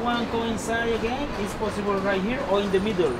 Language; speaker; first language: English; non-native, learner; Spanish